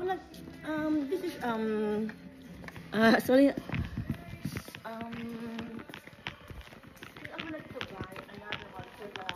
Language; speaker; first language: English; non-native, learner; Filipino